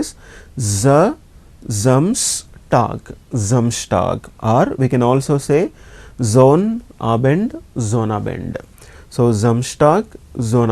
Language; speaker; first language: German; non-native, learner; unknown